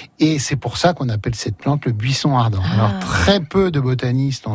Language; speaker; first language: French; native; French